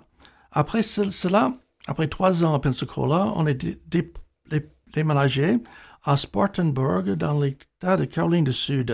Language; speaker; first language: French; non-native, fluent; English